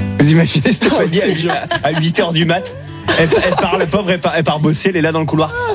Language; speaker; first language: French; native; French